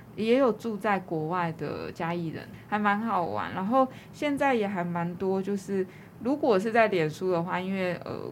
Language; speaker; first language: Chinese; native; Chinese